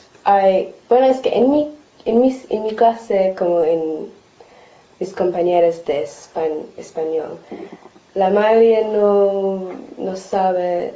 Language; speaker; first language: Spanish; non-native, learner; English